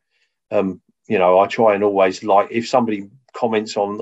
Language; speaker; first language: English; native; English